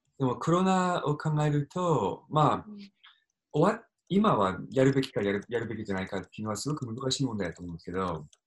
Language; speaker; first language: Japanese; non-native, fluent; English